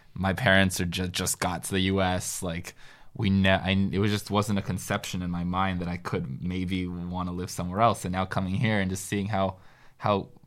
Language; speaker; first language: English; native; English